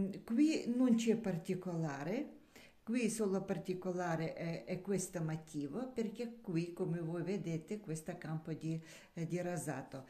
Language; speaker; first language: Italian; non-native, learner; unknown